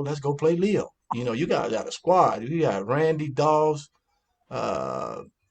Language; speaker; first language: English; native; English